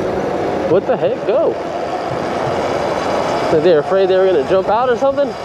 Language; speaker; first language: English; native; English